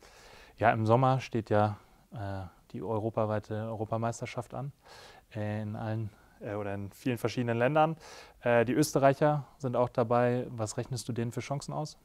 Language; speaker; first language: German; native; German